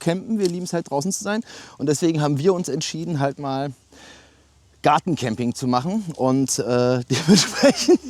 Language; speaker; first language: German; native; German